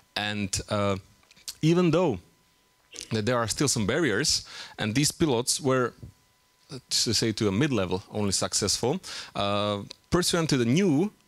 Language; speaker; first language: English; non-native, fluent; Czech